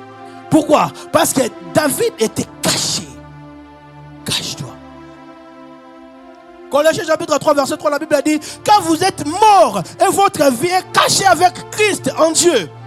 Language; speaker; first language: French; non-native, local second language; Lingala